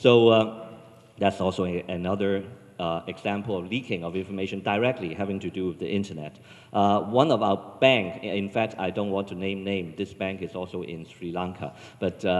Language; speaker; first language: English; non-native, local second language; Cantonese